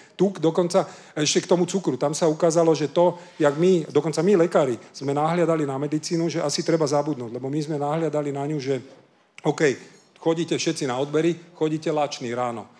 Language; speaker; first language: Slovak; non-native, local second language; Hungarian